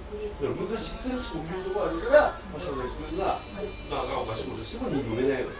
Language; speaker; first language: Japanese; native; Japanese